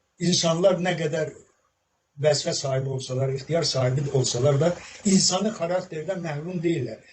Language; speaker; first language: Azerbaijani; non-native, local second language; Talysh